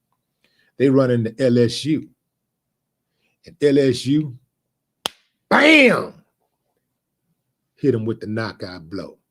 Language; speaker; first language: English; native; English